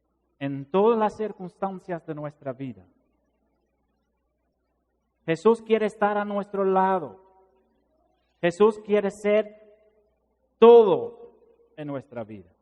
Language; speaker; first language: Spanish; non-native, fluent; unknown